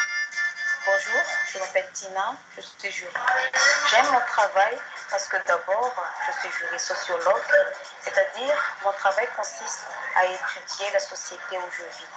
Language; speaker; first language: French; non-native, local second language; Malagasy